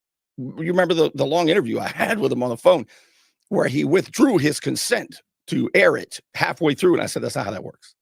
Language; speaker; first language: English; native; English